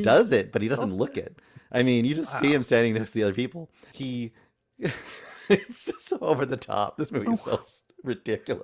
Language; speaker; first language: English; native; English